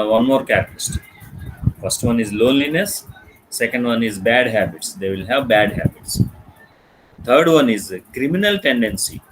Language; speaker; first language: English; non-native, local second language; Telugu